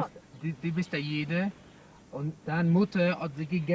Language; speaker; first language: German; non-native, learner; English